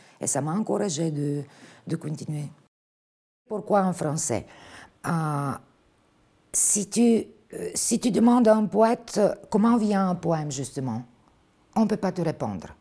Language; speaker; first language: French; non-native, fluent; Bulgarian